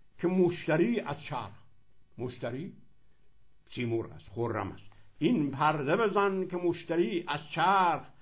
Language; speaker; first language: Persian; native; Persian